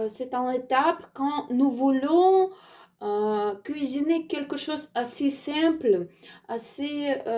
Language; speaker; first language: French; non-native, learner; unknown